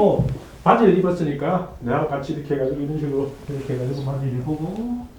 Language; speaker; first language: Korean; native; Korean